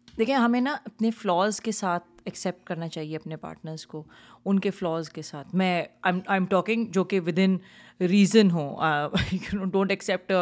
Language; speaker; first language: Urdu; native; Urdu